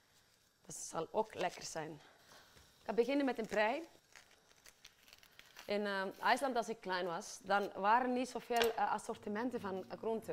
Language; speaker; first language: Dutch; non-native, fluent; Icelandic